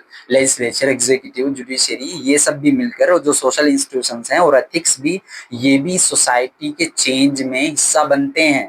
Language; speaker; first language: Hindi; native; Hindi